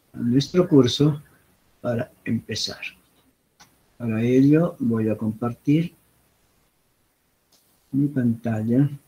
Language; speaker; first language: Spanish; native; Spanish